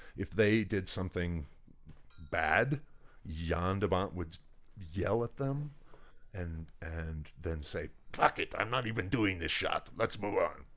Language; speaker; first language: English; native; English